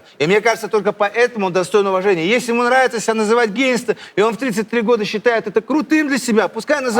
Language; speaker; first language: Russian; native; Russian